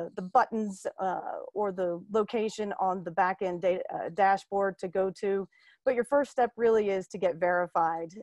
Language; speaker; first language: English; native; English